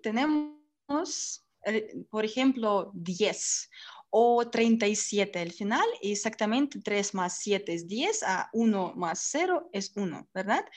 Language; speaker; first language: Spanish; non-native, learner; Russian